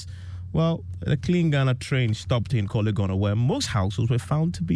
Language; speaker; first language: English; non-native, local second language; Akan